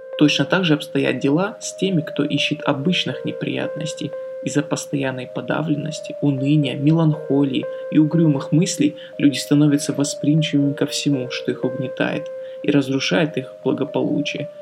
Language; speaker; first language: Russian; native; Russian